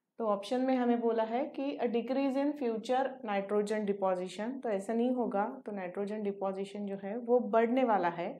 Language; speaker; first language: Hindi; non-native, local second language; Marathi